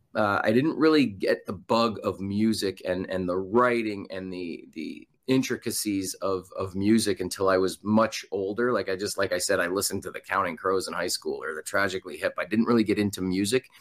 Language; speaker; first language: English; native; English